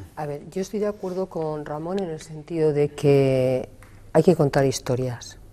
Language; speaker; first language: Spanish; native; Spanish